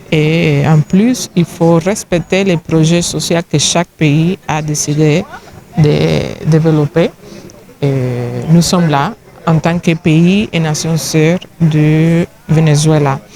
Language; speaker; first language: French; non-native, fluent; Spanish